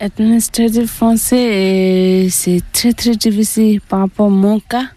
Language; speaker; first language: French; non-native, learner; Tibetan